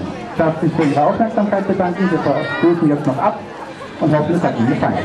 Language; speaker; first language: German; native; German